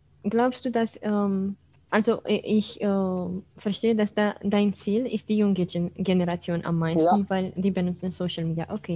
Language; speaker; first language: German; non-native, fluent; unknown